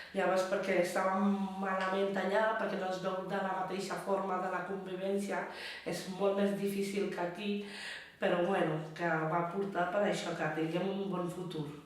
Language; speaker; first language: Catalan; early bilingual, other home language; Bangla